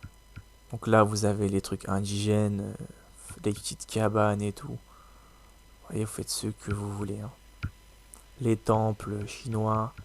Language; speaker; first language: French; native; French